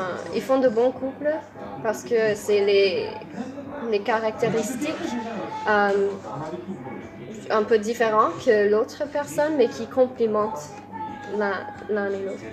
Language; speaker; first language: French; non-native, fluent; English